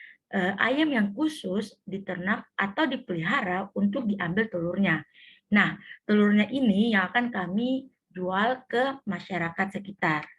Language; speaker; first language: Indonesian; native; Indonesian